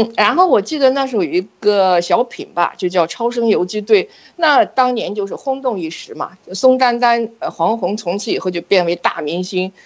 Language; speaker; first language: Chinese; native; Chinese